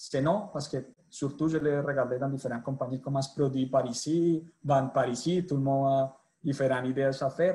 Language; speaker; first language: French; non-native, fluent; Spanish